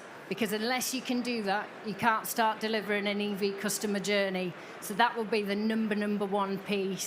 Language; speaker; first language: English; native; English